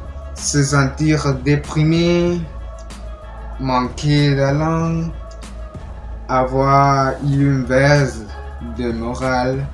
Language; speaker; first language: French; non-native, learner; Spanish